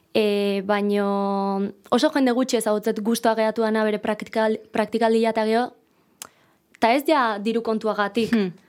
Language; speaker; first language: Basque; native; Basque